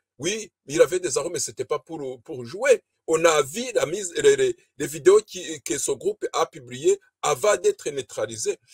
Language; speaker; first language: French; non-native, local second language; Kinyarwanda